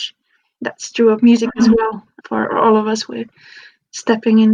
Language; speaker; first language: English; non-native, fluent; Finnish